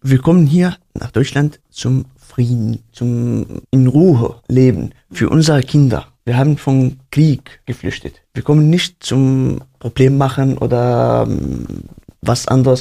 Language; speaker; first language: German; non-native, learner; Arabic